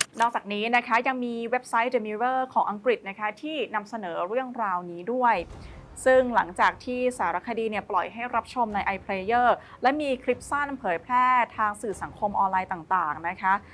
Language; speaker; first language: Thai; native; Thai